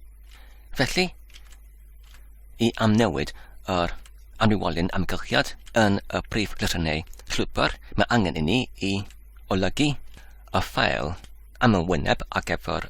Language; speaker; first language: Welsh; non-native, learner; English